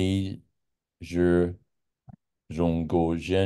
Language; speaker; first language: Chinese; non-native, learner; English